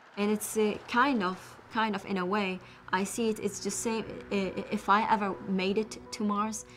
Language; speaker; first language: English; non-native, fluent; Arabic